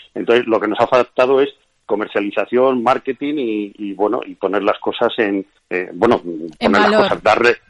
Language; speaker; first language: Spanish; native; Spanish